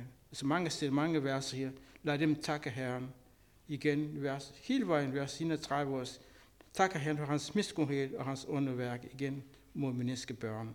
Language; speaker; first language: Danish; non-native, learner; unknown